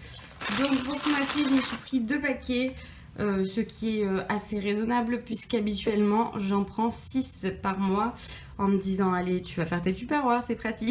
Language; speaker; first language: French; native; French